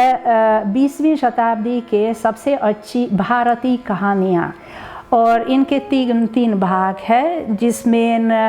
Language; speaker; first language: Hindi; non-native, fluent; Hungarian